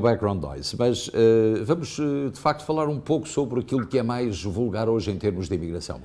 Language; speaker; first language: Portuguese; native; Portuguese